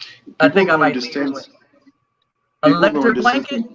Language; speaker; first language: English; native; English